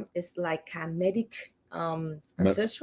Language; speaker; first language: English; non-native, learner; Spanish